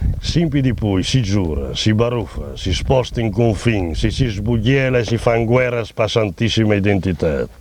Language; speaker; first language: Italian; non-native, local second language; Friulian